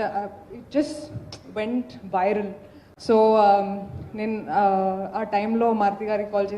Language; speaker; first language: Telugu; non-native, local second language; Hindi